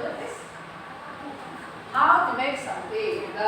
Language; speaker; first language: English; non-native, learner; Indonesian